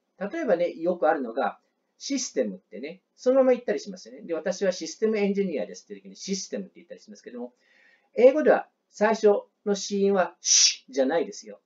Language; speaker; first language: Japanese; native; Japanese